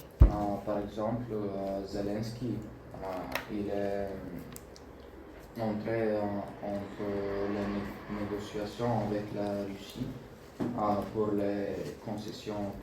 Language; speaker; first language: French; non-native, learner; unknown